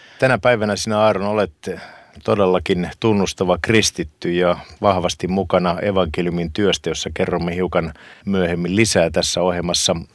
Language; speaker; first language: Finnish; native; Finnish